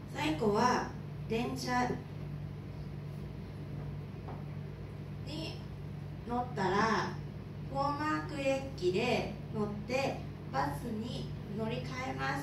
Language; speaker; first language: Japanese; non-native, learner; Thai